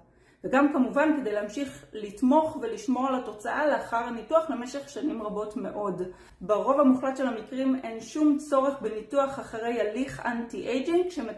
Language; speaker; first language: Hebrew; native; Hebrew